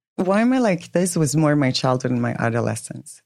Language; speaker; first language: English; non-native, fluent; Swedish